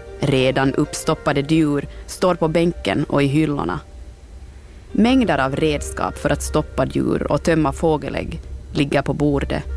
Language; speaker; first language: Swedish; native; Swedish